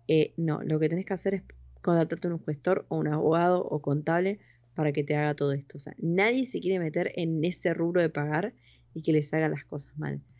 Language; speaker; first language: Spanish; native; Spanish